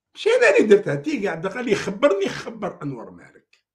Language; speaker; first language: French; non-native, local second language; Arabic